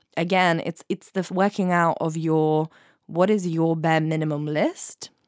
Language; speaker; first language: English; native; English